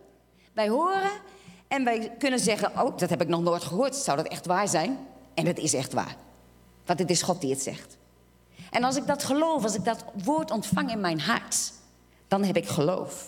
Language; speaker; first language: Dutch; non-native, fluent; Portuguese